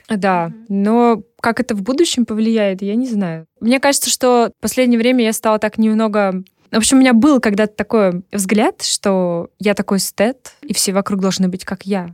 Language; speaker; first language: Russian; native; Russian